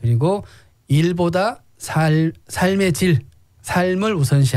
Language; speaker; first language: Korean; native; Korean